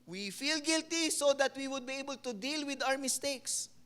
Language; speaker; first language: English; non-native, local second language; Filipino